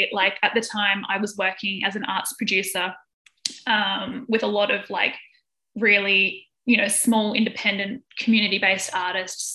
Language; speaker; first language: English; native; English